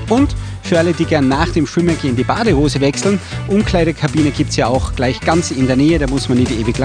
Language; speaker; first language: German; native; German